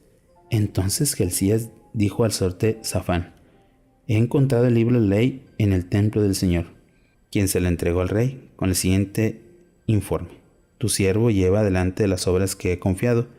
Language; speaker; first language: Spanish; native; Spanish